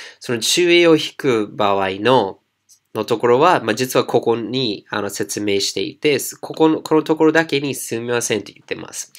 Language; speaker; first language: Japanese; non-native, fluent; English